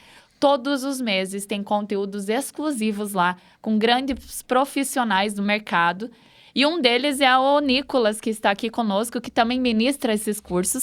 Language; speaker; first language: Portuguese; native; Portuguese